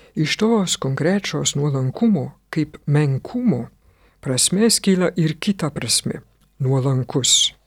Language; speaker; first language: Lithuanian; non-native, fluent; French